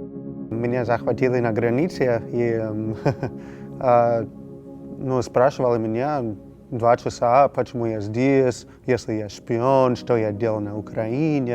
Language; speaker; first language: Russian; non-native, fluent; English